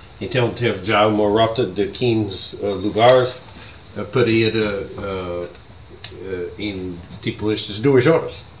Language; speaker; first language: Portuguese; non-native, learner; English